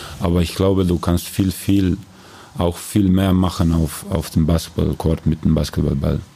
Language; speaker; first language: German; non-native, learner; Croatian